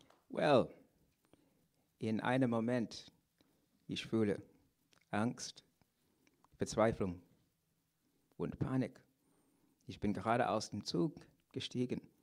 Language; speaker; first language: German; non-native, learner; English